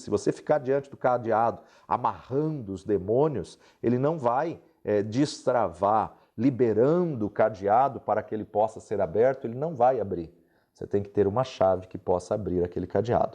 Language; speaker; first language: Portuguese; native; Portuguese